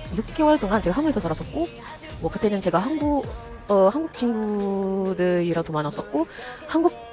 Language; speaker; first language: Korean; non-native, learner; English